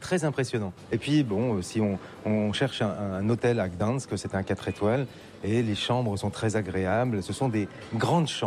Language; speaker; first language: French; native; French